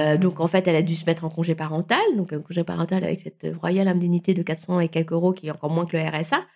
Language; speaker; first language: French; early bilingual, other home language; Vietnamese